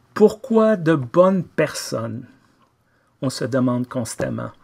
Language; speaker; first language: French; native; French